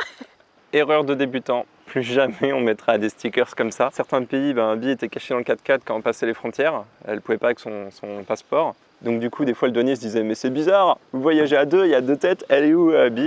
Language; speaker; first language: French; native; French